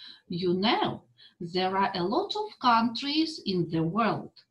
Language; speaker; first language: English; non-native, fluent; Russian